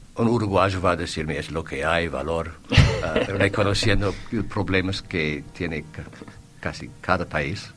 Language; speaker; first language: Spanish; non-native, fluent; English